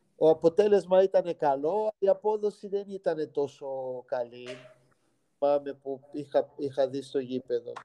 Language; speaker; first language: Greek; non-native, fluent; Portuguese